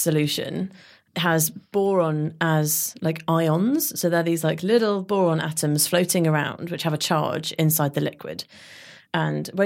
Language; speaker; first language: English; native; English